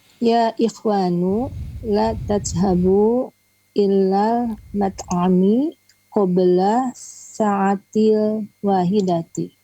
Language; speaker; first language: Arabic; non-native, learner; Indonesian